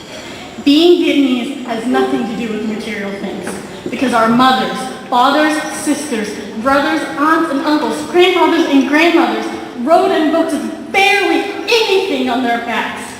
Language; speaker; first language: English; early bilingual, heritage; Vietnamese